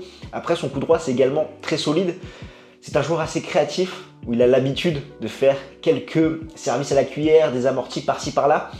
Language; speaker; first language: French; native; French